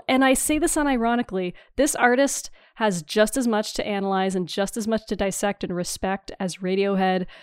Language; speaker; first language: English; native; English